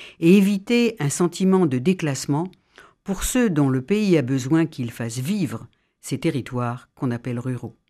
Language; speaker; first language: French; native; French